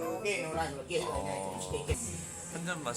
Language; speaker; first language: Japanese; native; Japanese